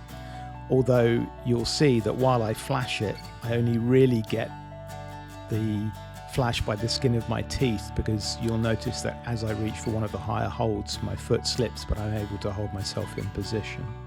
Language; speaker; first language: English; native; English